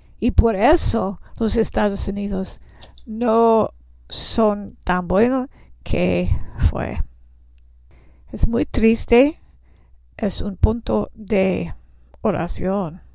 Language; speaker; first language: Spanish; non-native, learner; English